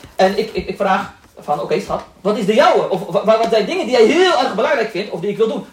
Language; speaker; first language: Dutch; early bilingual, other home language; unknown